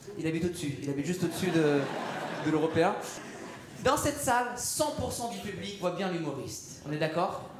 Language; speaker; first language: French; early bilingual, other home language; Persian